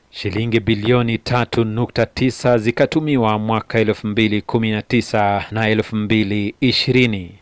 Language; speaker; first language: Swahili; native; Swahili